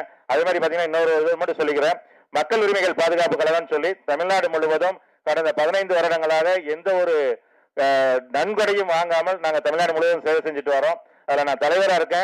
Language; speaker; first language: Tamil; native; Tamil